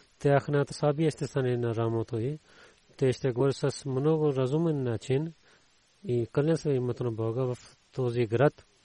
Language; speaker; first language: Bulgarian; non-native, learner; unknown